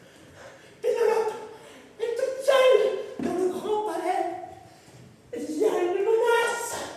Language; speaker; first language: French; non-native, learner; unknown